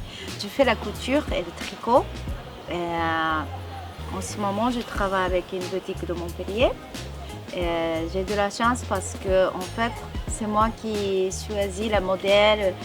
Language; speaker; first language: French; non-native, fluent; Japanese